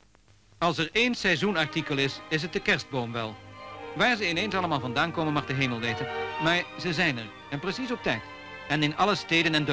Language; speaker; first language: Dutch; native; Dutch